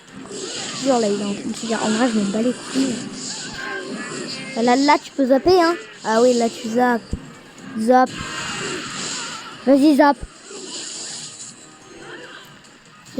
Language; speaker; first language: French; native; French